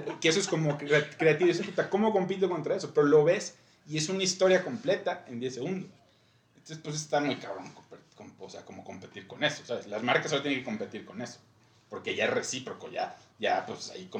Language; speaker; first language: Spanish; native; Spanish